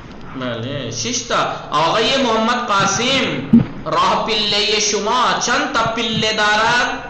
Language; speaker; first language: Persian; non-native, fluent; Urdu